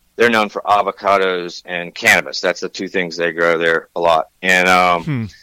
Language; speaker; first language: English; native; English